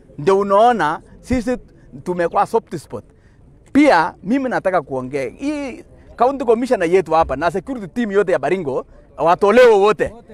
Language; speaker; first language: Swahili; non-native, local second language; Kalenjin